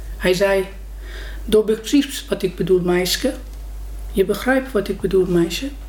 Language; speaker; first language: Dutch; non-native, fluent; Persian